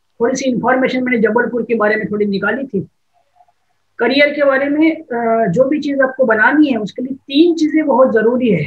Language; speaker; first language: Hindi; non-native, local second language; Marathi